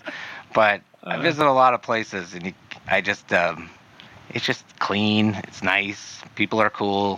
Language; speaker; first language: English; native; English